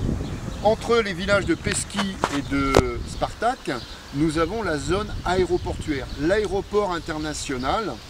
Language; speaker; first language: French; native; French